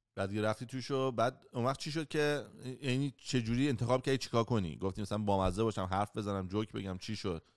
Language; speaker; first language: Persian; native; Persian